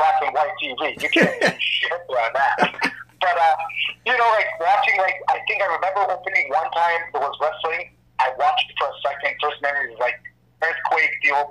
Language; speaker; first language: English; non-native, fluent; Hebrew